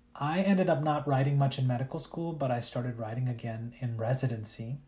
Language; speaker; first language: English; early bilingual, other home language; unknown